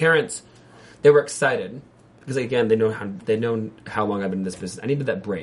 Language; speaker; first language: English; native; English